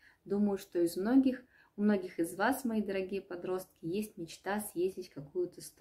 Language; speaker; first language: Russian; native; Russian